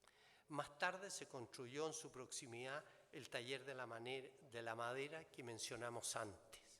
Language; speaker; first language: Spanish; native; Spanish